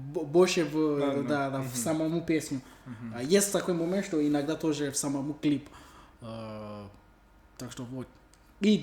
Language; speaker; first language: Russian; non-native, learner; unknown